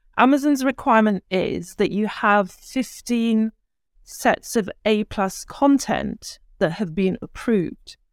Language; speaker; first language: English; early bilingual, other home language; Turkish